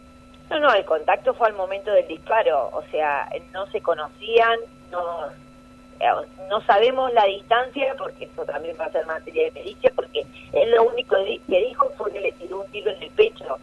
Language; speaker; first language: Spanish; native; Spanish